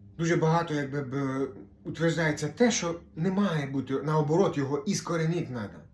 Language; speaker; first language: Ukrainian; non-native, local second language; Russian